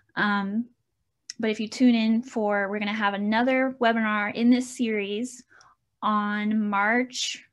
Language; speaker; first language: English; native; English